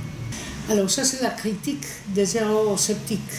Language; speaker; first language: French; non-native, fluent; Greek